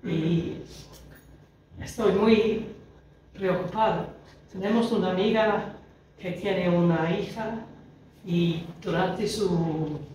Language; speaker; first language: Spanish; non-native, fluent; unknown